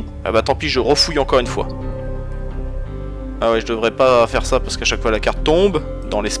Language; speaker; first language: French; native; French